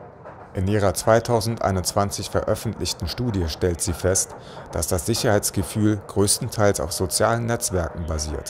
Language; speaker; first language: German; native; German